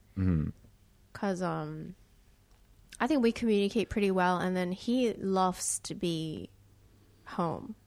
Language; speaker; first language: English; non-native, fluent; Japanese